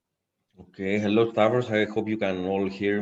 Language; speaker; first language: English; non-native, fluent; Greek